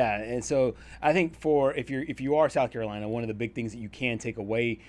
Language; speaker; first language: English; native; English